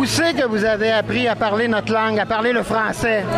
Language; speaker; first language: French; native; French